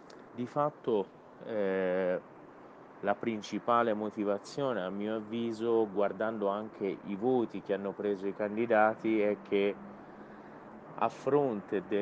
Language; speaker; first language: Italian; non-native, fluent; Persian